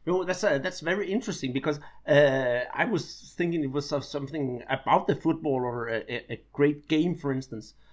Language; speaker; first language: English; non-native, fluent; Danish